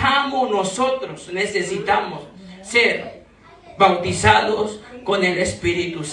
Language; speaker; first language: Spanish; native; Spanish